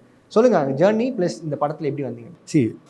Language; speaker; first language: Tamil; native; Tamil